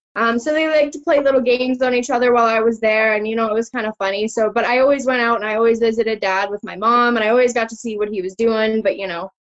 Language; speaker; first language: English; native; English